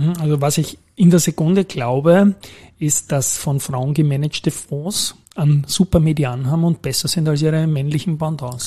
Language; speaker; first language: German; native; German